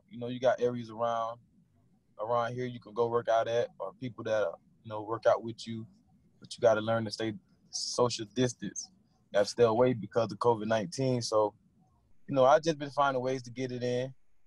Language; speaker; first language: English; native; English